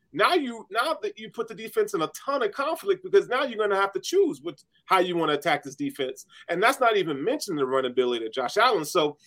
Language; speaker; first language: English; native; English